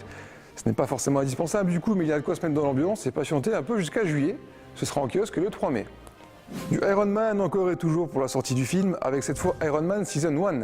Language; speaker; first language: French; native; French